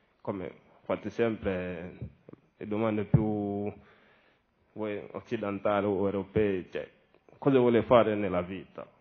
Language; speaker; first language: Italian; non-native, learner; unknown